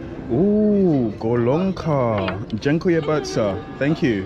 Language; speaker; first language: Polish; non-native, learner; English